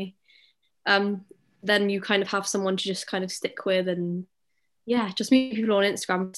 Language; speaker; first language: English; native; English